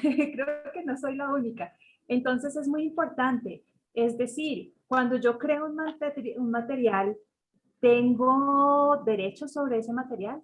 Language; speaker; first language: Spanish; native; Spanish